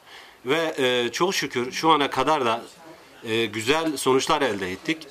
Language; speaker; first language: Turkish; native; Turkish